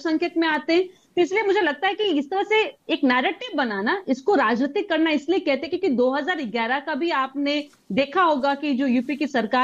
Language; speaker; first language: Hindi; native; Hindi